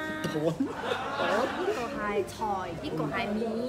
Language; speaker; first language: Cantonese; non-native, learner; Chinese